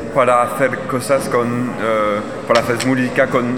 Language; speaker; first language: Spanish; non-native, learner; French